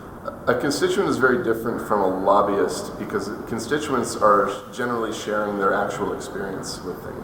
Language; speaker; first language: English; native; English